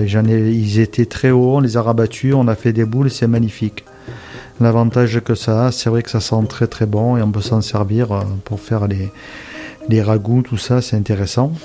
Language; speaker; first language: French; native; French